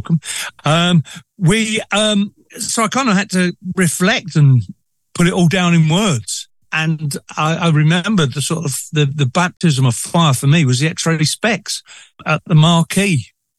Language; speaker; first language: English; native; English